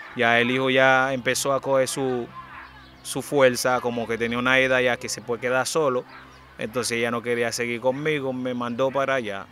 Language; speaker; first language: Spanish; non-native, fluent; Haitian Creole